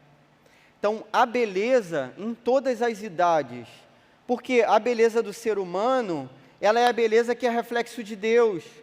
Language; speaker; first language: Portuguese; native; Portuguese